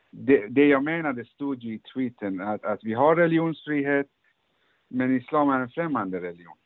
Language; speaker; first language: Swedish; early bilingual, other home language; Persian